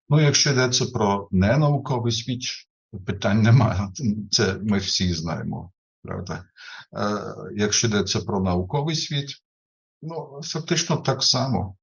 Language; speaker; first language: Ukrainian; non-native, fluent; German